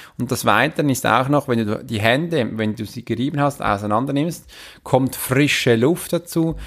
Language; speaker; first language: German; native; German